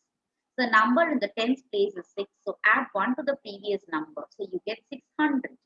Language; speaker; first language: English; non-native, local second language; Tamil